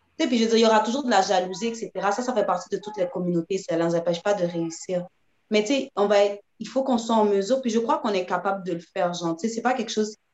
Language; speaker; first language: French; early bilingual, other home language; Haitian Creole